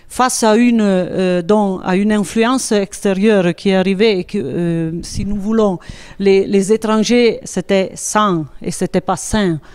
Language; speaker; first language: French; non-native, local second language; Italian